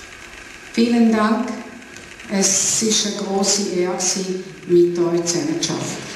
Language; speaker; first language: German; non-native, fluent; Serbian